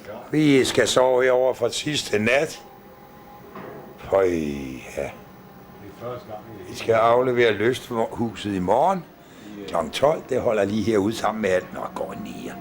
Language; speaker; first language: Danish; native; Danish